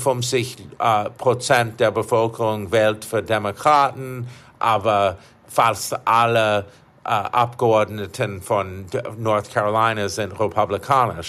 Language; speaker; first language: German; non-native, fluent; English